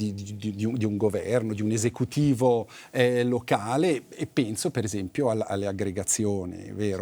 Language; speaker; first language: Italian; native; Italian